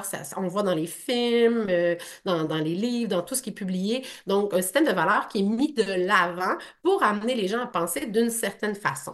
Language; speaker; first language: French; native; French